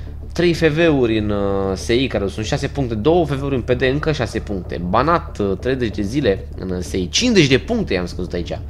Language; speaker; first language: Romanian; native; Romanian